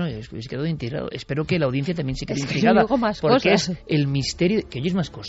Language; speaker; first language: Spanish; native; Spanish